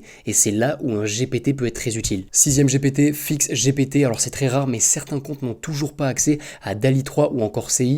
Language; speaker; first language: French; native; French